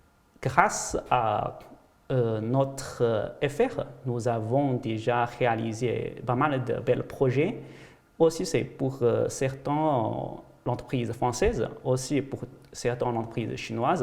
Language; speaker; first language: French; non-native, fluent; Chinese